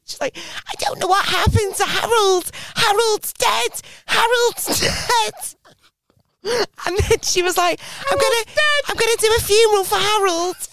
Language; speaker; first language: English; native; English